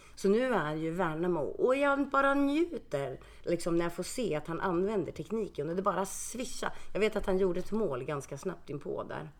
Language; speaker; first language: Swedish; early bilingual, other home language; Finnish